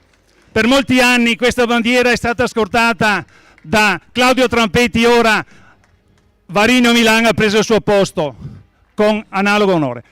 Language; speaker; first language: Italian; native; Italian